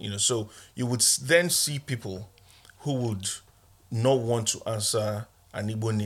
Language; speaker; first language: English; non-native, local second language; Igbo